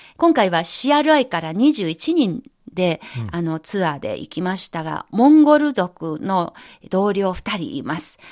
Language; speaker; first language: Japanese; non-native, fluent; Chinese